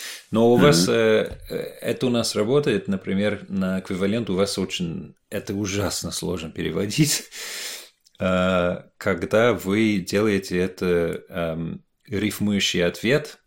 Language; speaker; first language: Russian; non-native, fluent; English